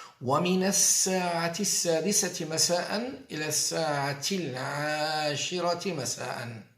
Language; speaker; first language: Arabic; non-native, fluent; Turkish